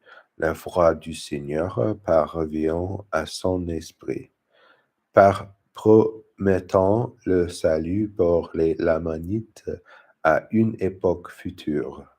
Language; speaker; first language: French; non-native, learner; English